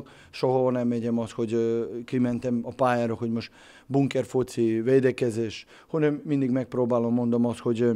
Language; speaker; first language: Hungarian; non-native, fluent; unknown